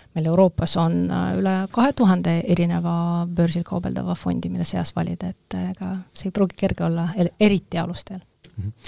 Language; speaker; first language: Estonian; non-native, local second language; Russian